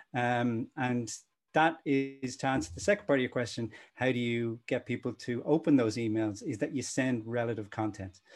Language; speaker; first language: English; native; English